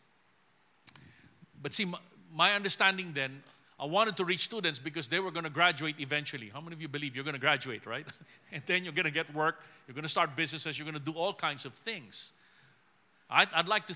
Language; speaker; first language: English; non-native, local second language; Filipino